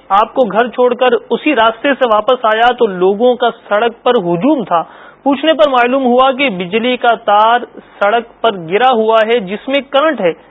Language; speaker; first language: Urdu; native; Urdu